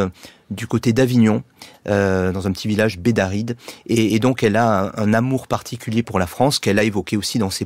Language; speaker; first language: French; native; French